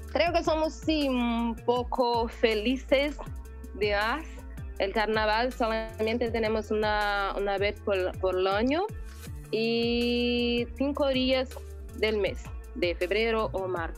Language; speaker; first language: Spanish; non-native, learner; Portuguese